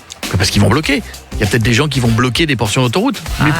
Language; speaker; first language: French; native; French